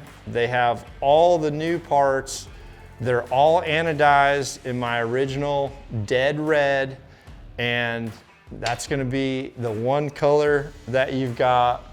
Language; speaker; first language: English; native; English